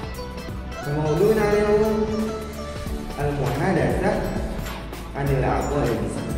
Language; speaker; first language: Arabic; non-native, fluent; Indonesian